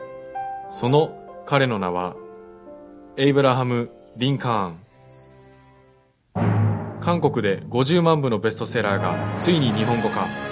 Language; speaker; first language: Japanese; native; Japanese